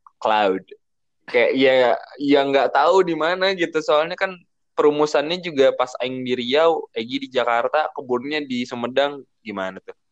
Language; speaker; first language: Indonesian; native; Indonesian